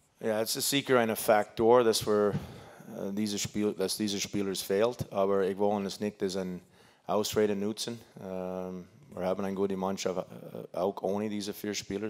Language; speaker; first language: German; non-native, learner; English